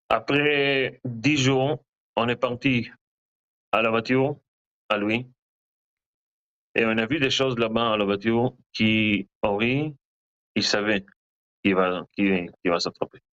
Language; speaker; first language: French; non-native, learner; Hebrew